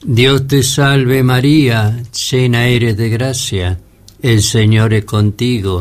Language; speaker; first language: Spanish; native; Spanish